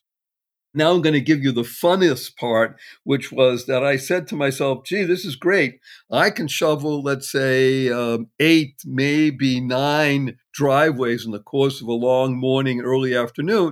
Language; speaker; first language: English; native; English